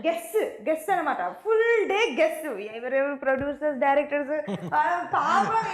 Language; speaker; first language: Telugu; non-native, fluent; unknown